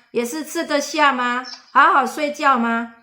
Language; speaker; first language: Chinese; non-native, fluent; Indonesian